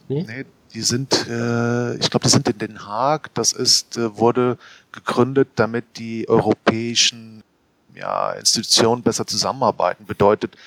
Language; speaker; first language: German; early bilingual, other home language; Portuguese